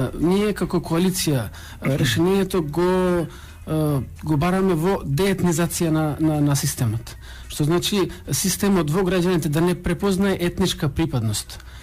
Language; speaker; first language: Macedonian; non-native, local second language; Albanian